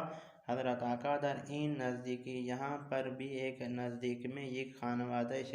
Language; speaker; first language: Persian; non-native, fluent; Urdu